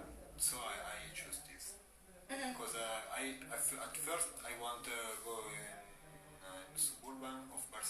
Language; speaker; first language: English; non-native, learner; Italian